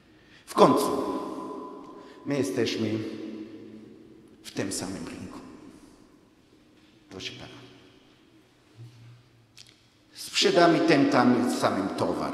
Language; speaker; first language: Polish; non-native, fluent; Hebrew